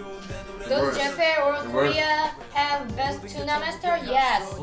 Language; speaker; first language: English; non-native, learner; Korean